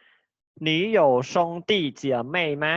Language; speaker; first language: Chinese; non-native, fluent; Khmer